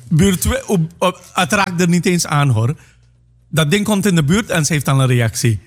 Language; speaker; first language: Dutch; native; Dutch